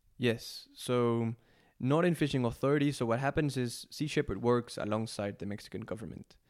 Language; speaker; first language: English; non-native, fluent; Spanish